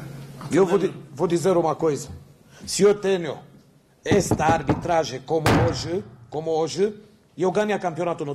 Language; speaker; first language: Portuguese; non-native, learner; Spanish